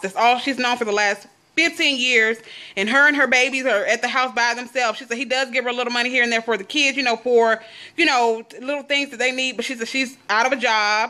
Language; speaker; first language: English; native; English